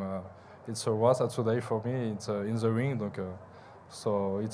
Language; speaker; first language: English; non-native, learner; French